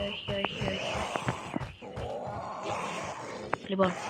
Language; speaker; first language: Greek; native; Greek